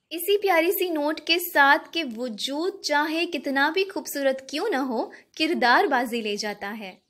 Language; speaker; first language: Hindi; native; Hindi